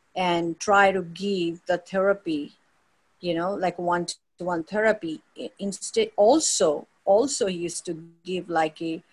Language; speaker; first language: English; non-native, local second language; Bangla